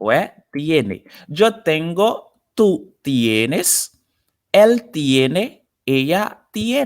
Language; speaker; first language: Spanish; non-native, fluent; Haitian Creole